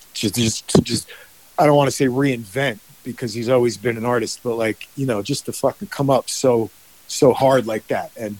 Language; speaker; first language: English; native; English